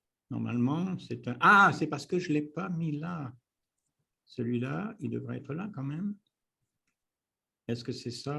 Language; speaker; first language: French; native; French